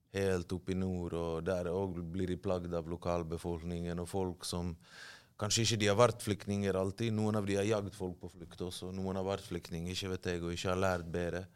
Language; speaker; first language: Norwegian; early bilingual, other home language; Bosnian